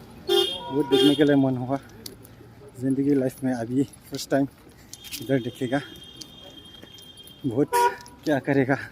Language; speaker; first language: Hindi; non-native, local second language; Bodo